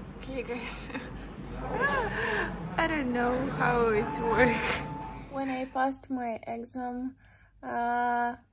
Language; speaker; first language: English; non-native, learner; Russian